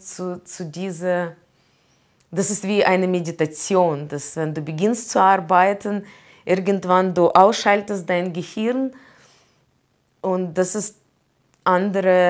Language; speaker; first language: German; non-native, learner; Russian